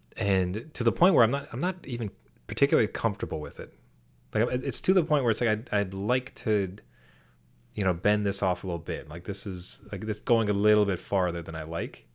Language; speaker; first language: English; native; English